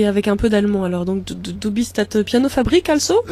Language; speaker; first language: French; native; French